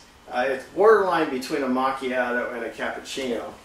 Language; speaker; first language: English; native; English